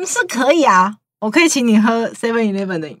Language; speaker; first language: Chinese; native; Chinese